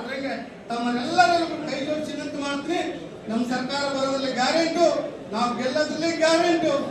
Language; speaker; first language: Kannada; native; Kannada